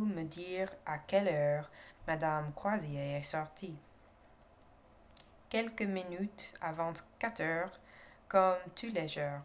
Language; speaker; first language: French; non-native, learner; English